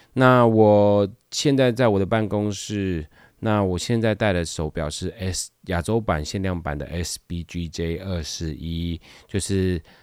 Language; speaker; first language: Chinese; native; Chinese